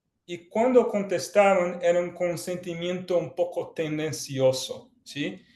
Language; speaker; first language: Spanish; non-native, fluent; Portuguese